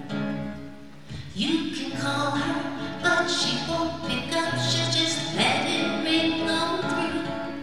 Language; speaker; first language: English; native; English